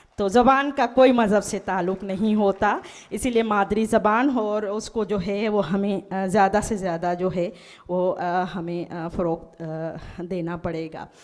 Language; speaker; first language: Urdu; non-native, local second language; Sindhi